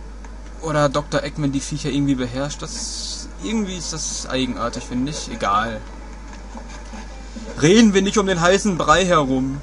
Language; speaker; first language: German; native; German